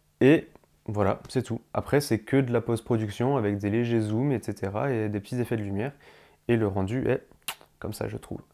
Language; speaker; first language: French; native; French